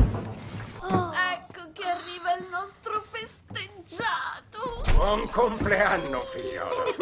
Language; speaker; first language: Italian; non-native, fluent; Ukrainian